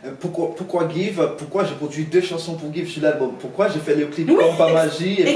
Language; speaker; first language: French; non-native, local second language; Haitian Creole